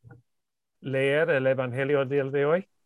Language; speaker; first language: Spanish; non-native, learner; English